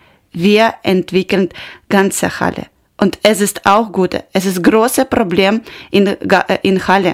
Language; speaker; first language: German; non-native, learner; Ukrainian